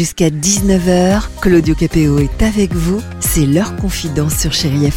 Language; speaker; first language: French; native; French